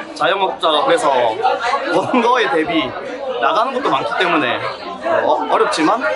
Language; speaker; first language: Korean; native; Korean